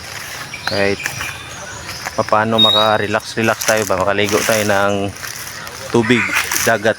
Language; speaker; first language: Filipino; non-native, local second language; Cebuano